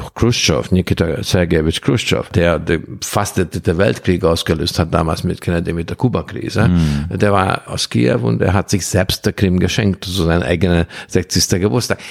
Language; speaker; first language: German; non-native, fluent; Hungarian